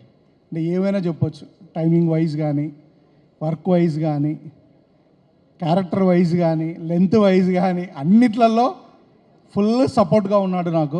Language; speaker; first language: Telugu; native; Telugu